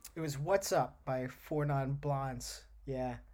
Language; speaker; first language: English; native; English